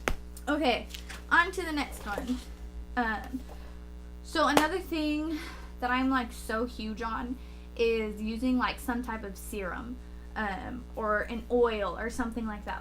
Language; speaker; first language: English; native; English